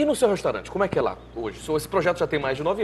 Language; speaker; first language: Portuguese; native; Portuguese